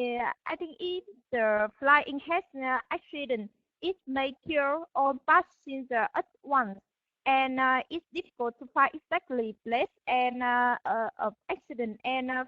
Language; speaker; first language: English; non-native, learner; Vietnamese